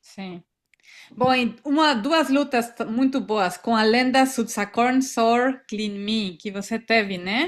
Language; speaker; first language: Portuguese; non-native, fluent; Spanish